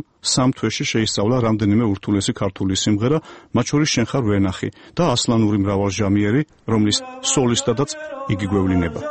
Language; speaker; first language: Georgian; native; Georgian